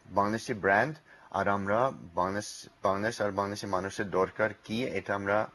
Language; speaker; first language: Bangla; non-native, learner; English